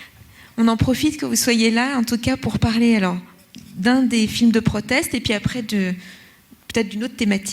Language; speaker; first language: French; native; French